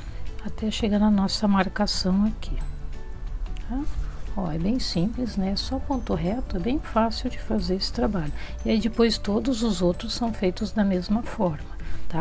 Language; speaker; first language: Portuguese; native; Portuguese